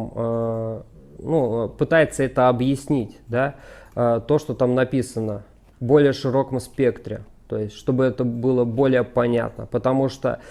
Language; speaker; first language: Russian; native; Russian